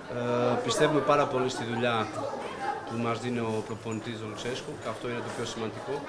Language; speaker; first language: Greek; non-native, fluent; Portuguese